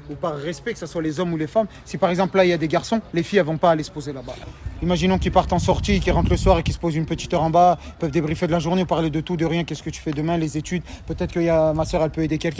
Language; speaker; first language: French; native; French